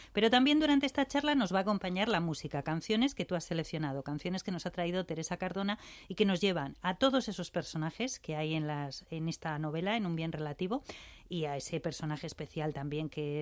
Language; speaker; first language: Spanish; native; Spanish